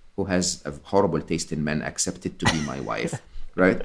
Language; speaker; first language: English; non-native, fluent; Arabic